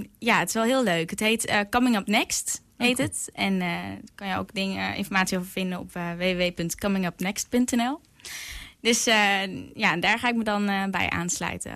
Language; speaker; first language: Dutch; native; Dutch